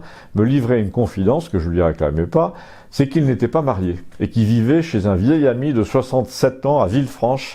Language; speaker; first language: French; native; French